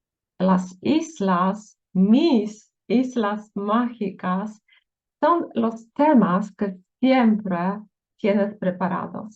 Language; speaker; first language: Spanish; non-native, fluent; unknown